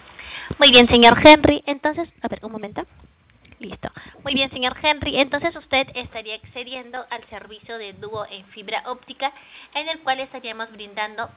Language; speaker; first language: Spanish; native; Spanish